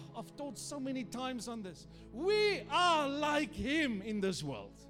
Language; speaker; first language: English; non-native, local second language; Afrikaans